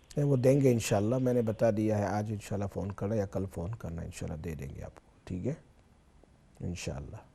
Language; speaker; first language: Urdu; native; Urdu